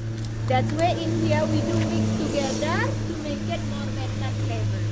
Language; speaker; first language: English; non-native, learner; Balinese